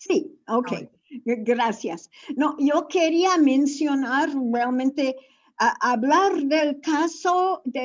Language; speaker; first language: Spanish; non-native, fluent; English